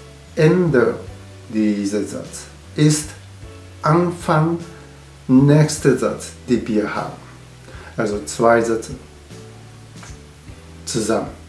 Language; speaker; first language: German; non-native, learner; Japanese